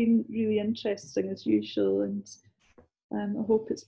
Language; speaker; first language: English; native; English